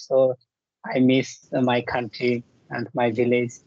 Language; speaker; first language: English; non-native, learner; Bangla